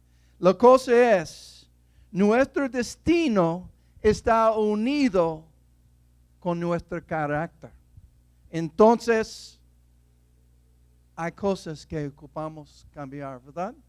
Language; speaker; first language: Spanish; non-native, fluent; English